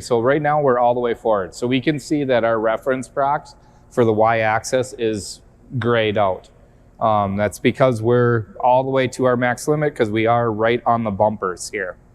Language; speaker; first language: English; native; English